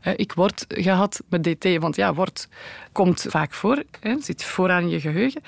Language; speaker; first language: Dutch; native; Dutch